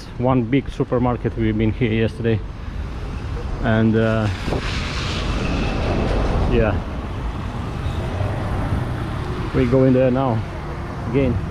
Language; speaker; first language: English; non-native, fluent; Russian